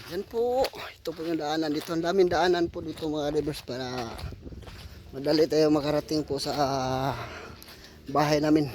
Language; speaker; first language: Filipino; non-native, local second language; Cebuano